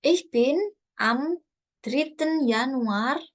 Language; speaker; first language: German; non-native, fluent; Indonesian